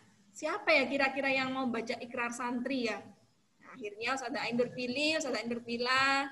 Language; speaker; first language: Indonesian; native; Indonesian